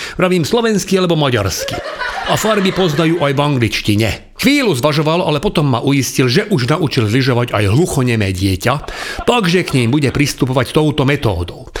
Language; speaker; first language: Slovak; non-native, local second language; Hungarian